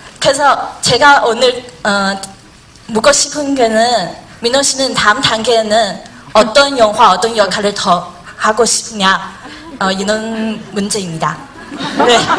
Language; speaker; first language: Korean; non-native, learner; Chinese